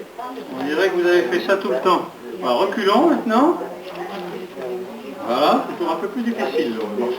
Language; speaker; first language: French; native; French